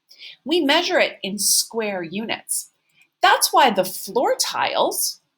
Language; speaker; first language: English; native; English